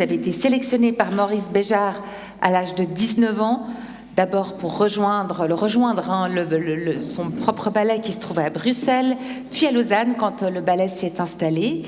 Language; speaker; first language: French; native; French